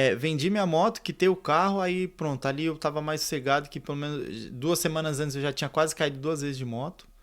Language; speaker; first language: Portuguese; native; Portuguese